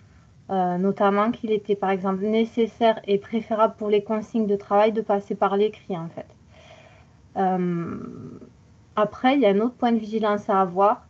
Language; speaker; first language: French; native; French